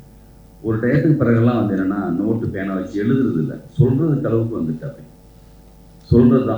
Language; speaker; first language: Tamil; native; Tamil